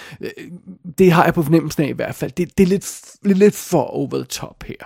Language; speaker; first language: Danish; native; Danish